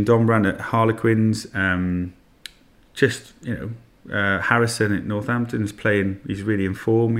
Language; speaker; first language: English; native; English